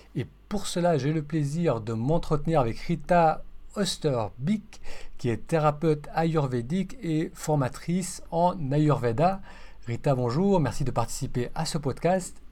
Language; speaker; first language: French; native; French